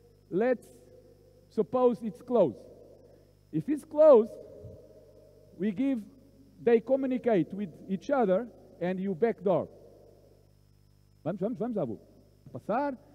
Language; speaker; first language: English; non-native, fluent; Portuguese